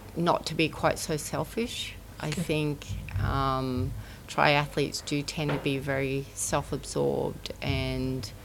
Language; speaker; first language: English; native; English